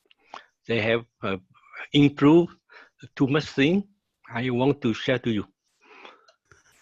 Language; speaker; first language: English; non-native, learner; Vietnamese